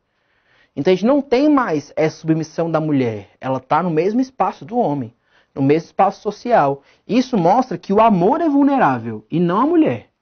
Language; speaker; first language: Portuguese; native; Portuguese